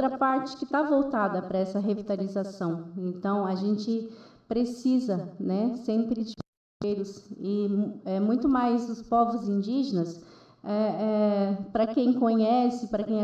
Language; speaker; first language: Portuguese; non-native, local second language; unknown